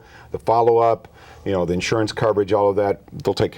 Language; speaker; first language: English; native; English